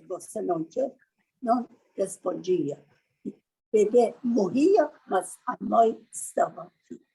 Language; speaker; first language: Portuguese; non-native, learner; Persian